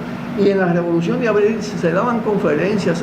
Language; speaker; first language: Spanish; native; Spanish